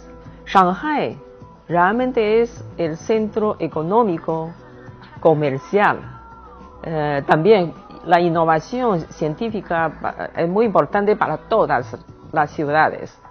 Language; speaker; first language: Spanish; non-native, fluent; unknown